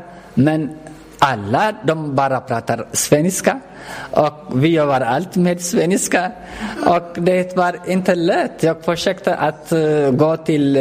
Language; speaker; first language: Swedish; non-native, learner; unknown